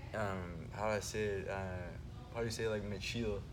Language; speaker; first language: English; early bilingual, other home language; Spanish